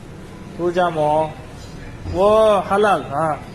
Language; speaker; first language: Chinese; non-native, learner; Uzbek